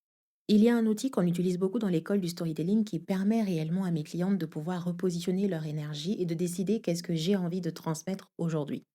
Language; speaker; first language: French; native; French